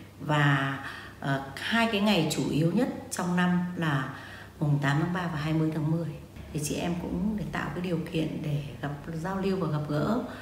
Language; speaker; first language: Vietnamese; native; Vietnamese